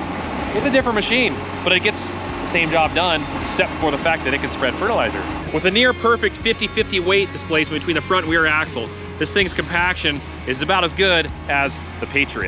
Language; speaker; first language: English; native; English